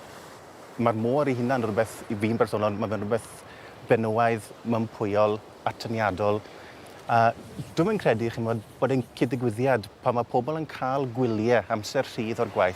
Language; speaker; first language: Welsh; native; Welsh